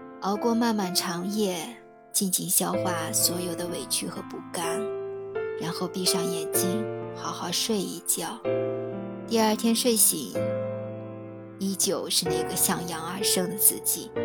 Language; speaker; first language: Chinese; native; Chinese